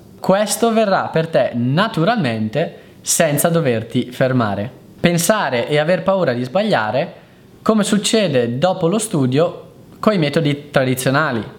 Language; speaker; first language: Italian; native; Italian